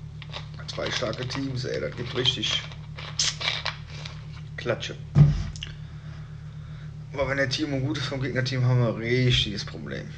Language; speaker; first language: German; native; German